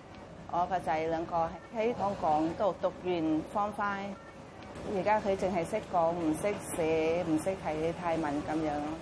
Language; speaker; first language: Cantonese; non-native, fluent; Thai